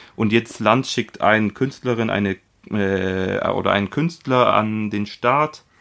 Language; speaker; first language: German; non-native, fluent; Polish